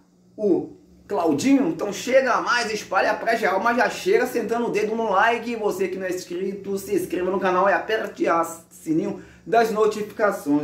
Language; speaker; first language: Portuguese; native; Portuguese